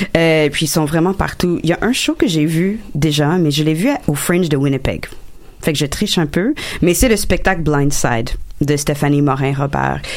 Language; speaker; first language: French; non-native, local second language; English